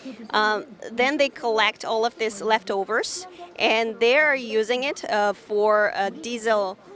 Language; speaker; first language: English; non-native, fluent; Korean